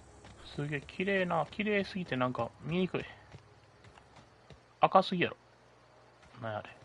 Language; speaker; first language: Japanese; native; Japanese